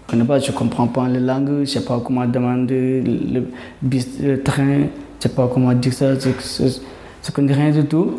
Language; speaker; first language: French; non-native, learner; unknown